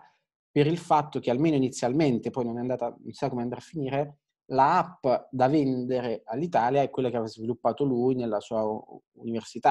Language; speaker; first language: Italian; native; Italian